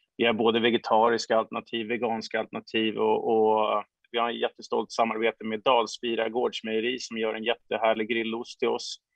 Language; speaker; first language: Swedish; native; Swedish